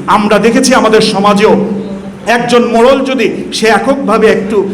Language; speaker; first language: Bangla; native; Bangla